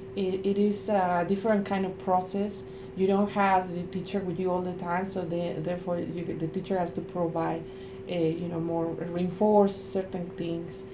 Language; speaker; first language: English; non-native, fluent; Spanish